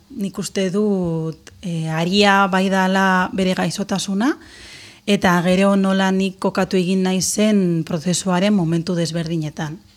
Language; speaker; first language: Basque; native; Basque